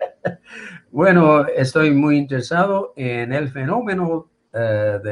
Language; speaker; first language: Spanish; non-native, fluent; Japanese